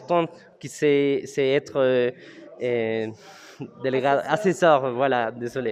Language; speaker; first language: French; non-native, fluent; Spanish